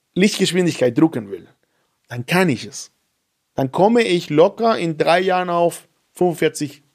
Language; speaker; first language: German; non-native, fluent; Spanish